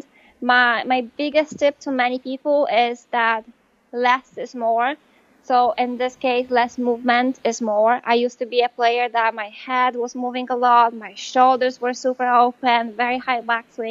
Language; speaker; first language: English; non-native, fluent; Polish